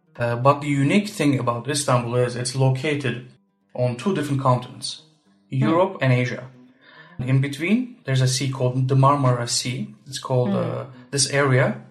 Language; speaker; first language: English; non-native, fluent; Turkish